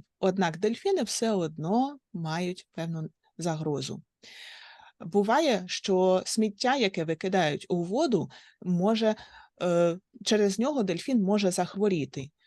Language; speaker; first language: Ukrainian; native; Ukrainian